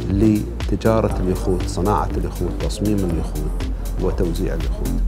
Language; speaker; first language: Arabic; native; Arabic